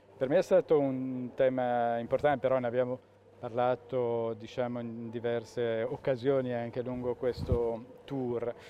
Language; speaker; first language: Italian; native; Italian